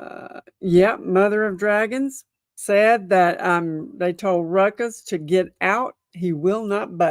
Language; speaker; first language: English; native; English